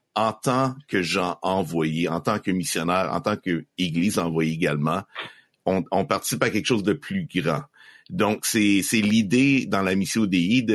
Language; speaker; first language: French; native; French